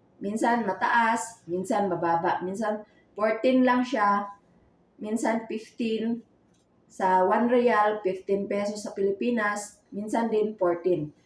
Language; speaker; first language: Filipino; non-native, local second language; Cebuano